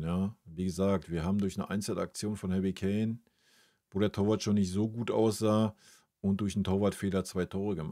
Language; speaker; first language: German; native; German